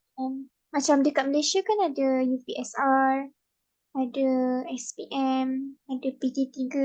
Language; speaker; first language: Malay; native; Malay